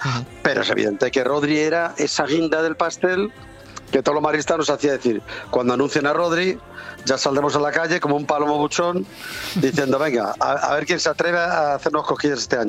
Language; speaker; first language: Spanish; native; Spanish